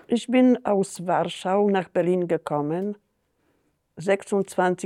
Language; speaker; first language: German; non-native, fluent; Polish